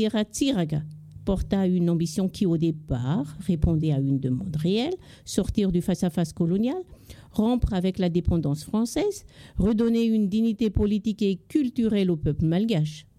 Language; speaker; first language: French; non-native, local second language; Malagasy